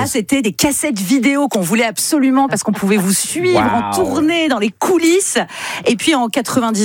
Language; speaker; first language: French; native; French